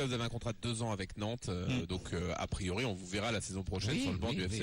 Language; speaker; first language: French; native; French